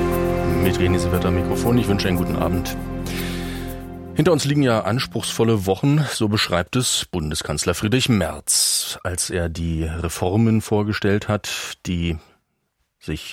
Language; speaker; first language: German; native; German